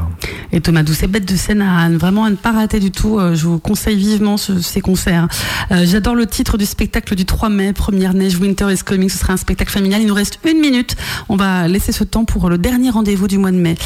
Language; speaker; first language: French; native; French